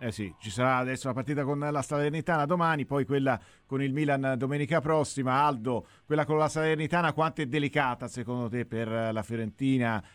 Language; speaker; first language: Italian; native; Italian